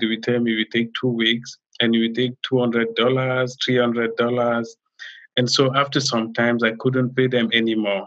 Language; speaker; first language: English; non-native, local second language; French